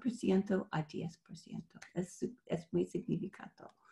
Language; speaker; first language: Spanish; non-native, fluent; English